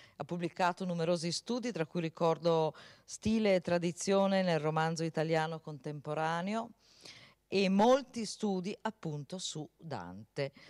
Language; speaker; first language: Italian; native; Italian